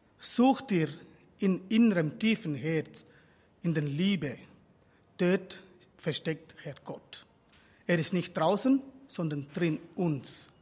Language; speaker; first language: German; non-native, learner; Tamil